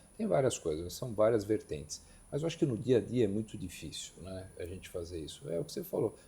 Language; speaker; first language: Portuguese; native; Portuguese